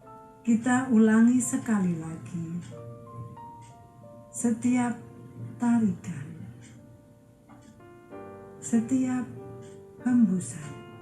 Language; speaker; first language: Indonesian; native; Indonesian